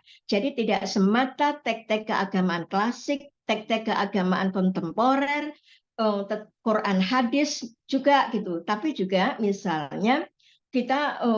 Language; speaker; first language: Indonesian; native; Indonesian